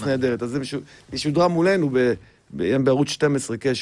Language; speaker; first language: Hebrew; native; Hebrew